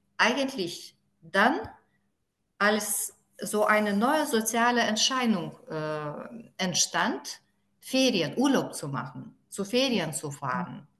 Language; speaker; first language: German; non-native, fluent; Lithuanian